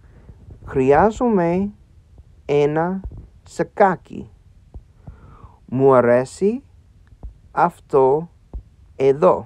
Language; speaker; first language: Greek; non-native, learner; English